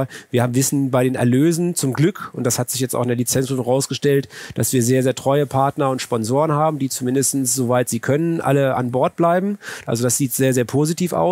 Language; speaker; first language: German; native; German